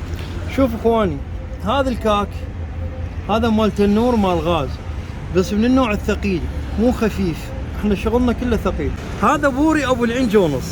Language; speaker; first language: Arabic; native; Arabic